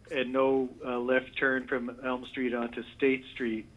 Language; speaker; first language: English; native; English